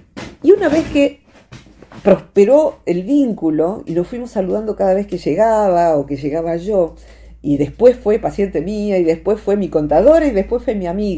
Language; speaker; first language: Spanish; native; Spanish